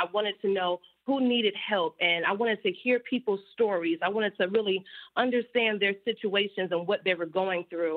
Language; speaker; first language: English; native; English